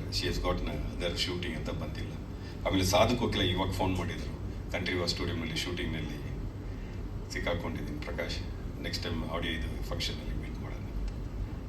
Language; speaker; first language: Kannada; non-native, local second language; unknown